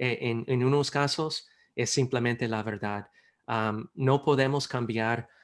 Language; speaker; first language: Spanish; non-native, fluent; English